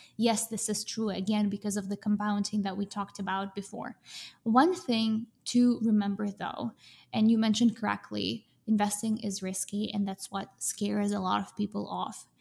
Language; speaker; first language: English; non-native, fluent; Russian